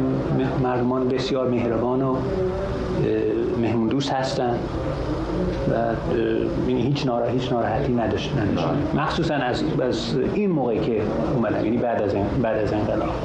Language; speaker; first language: Persian; non-native, fluent; English